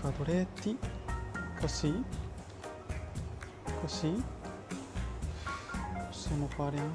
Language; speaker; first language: Italian; non-native, learner; Japanese